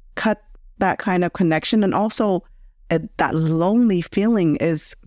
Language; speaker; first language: English; native; English